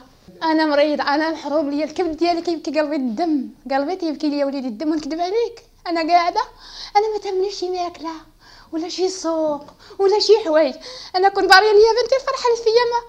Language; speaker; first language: Arabic; native; Arabic